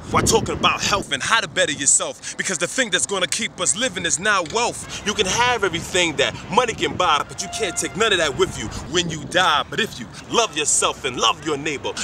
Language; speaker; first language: English; native; English